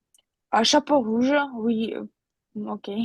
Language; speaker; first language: French; non-native, fluent; Russian